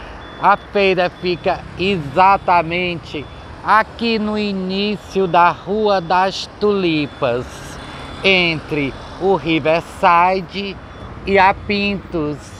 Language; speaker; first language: Portuguese; native; Portuguese